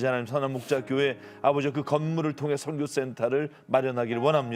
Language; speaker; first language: Korean; native; Korean